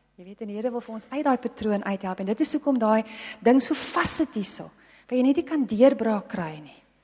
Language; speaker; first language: Afrikaans; non-native, local second language; English